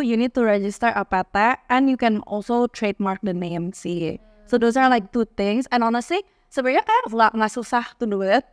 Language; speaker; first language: English; non-native, fluent; Indonesian